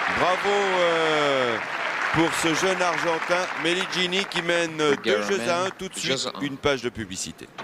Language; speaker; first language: French; native; French